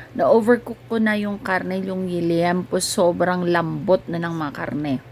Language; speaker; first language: Filipino; non-native, local second language; Iloko